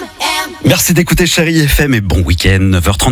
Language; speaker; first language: French; native; French